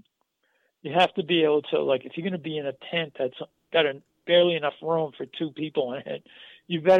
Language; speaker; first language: English; native; English